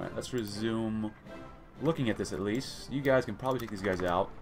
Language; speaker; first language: English; native; English